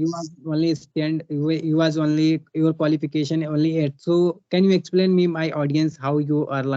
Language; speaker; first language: English; non-native, learner; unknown